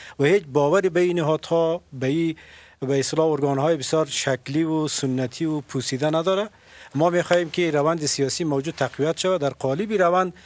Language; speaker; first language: Persian; native; Persian